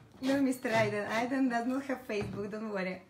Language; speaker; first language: English; non-native, learner; Russian